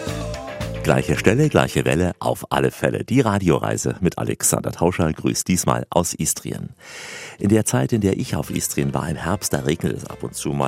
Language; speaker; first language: German; native; German